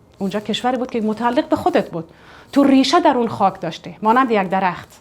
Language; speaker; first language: Persian; native; Persian